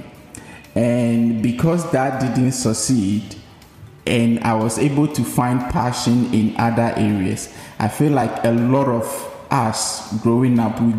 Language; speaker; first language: English; non-native, local second language; Akan